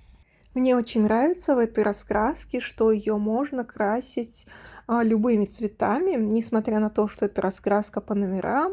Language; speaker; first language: Russian; native; Russian